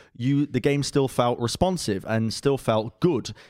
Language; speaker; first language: English; native; English